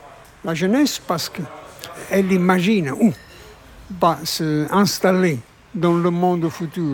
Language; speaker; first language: French; non-native, fluent; Italian